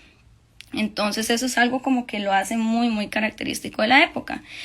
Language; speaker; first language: Spanish; native; Spanish